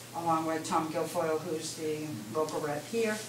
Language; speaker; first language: English; native; English